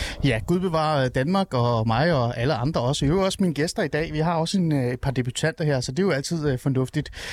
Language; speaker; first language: Danish; early bilingual, other home language; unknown